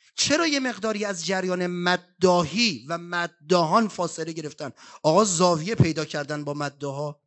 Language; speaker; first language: Persian; native; Persian